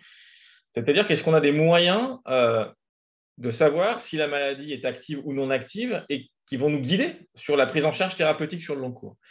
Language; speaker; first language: French; native; French